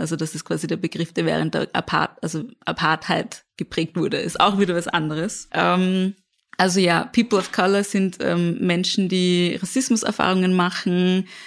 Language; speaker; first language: German; native; German